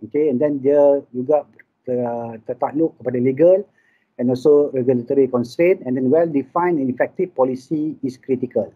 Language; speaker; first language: English; non-native, local second language; Malay